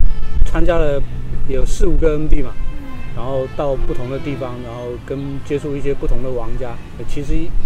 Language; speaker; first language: Chinese; native; Chinese